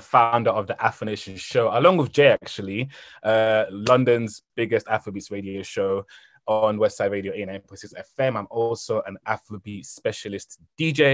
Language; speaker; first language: English; native; English